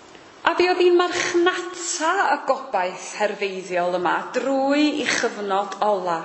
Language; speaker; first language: Welsh; native; Welsh